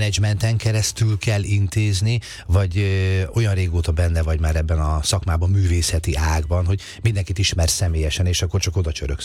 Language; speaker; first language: Hungarian; native; Hungarian